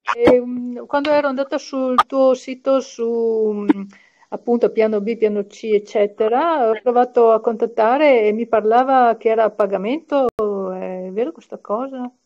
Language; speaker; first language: Italian; non-native, fluent; German